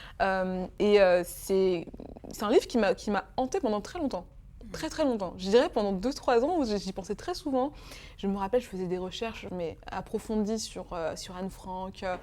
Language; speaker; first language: French; early bilingual, other home language; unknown